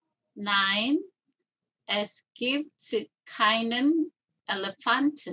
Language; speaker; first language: German; non-native, learner; Korean